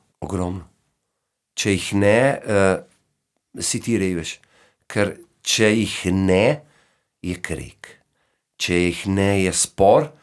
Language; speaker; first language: Slovenian; native; Slovenian